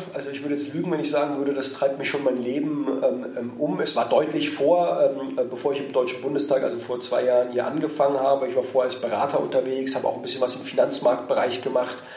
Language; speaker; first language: German; native; German